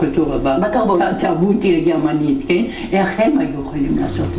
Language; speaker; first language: Hebrew; non-native, fluent; German